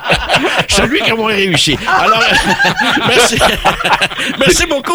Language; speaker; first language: French; native; French